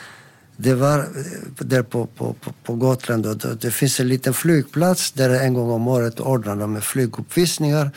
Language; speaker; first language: Swedish; non-native, fluent; Greek